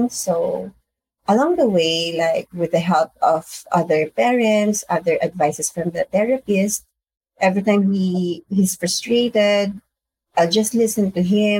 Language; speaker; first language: English; non-native, local second language; Filipino